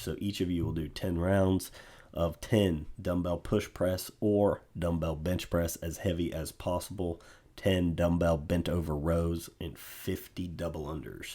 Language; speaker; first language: English; native; English